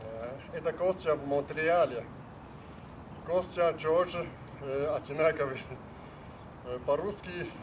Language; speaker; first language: Russian; non-native, learner; Chinese